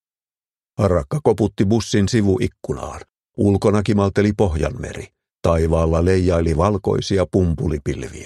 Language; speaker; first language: Finnish; native; Finnish